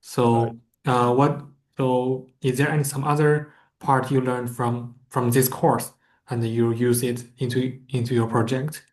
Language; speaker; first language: English; non-native, fluent; Chinese